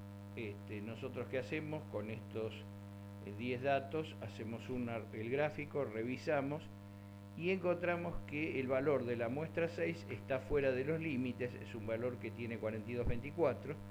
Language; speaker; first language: Spanish; native; Spanish